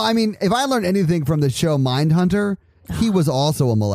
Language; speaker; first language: English; native; English